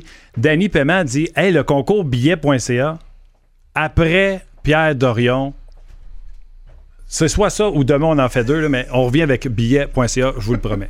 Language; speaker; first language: French; native; French